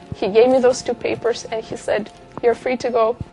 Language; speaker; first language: English; non-native, fluent; Russian